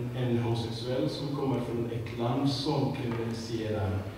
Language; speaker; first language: Swedish; non-native, fluent; Arabic